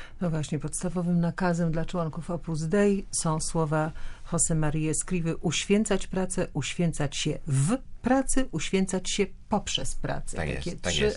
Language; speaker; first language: Polish; native; Polish